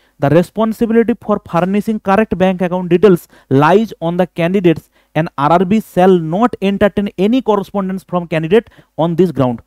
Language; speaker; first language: English; non-native, local second language; Bangla